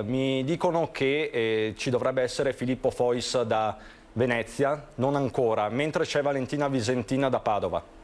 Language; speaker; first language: Italian; native; Italian